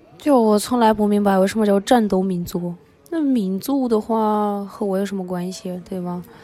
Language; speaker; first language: Chinese; early bilingual, other home language; Russian